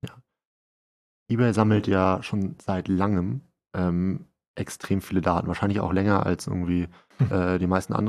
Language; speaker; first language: German; native; German